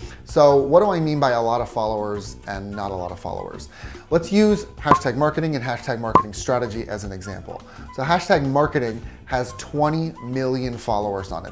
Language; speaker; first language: English; native; English